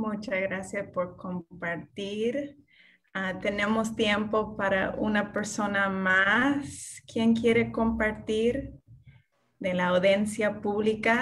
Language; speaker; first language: Spanish; non-native, fluent; English